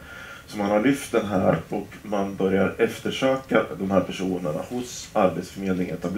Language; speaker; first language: Swedish; native; Swedish